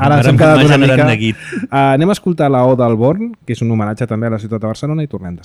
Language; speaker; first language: Catalan; native; Catalan